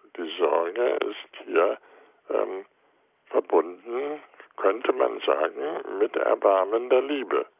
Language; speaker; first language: German; native; German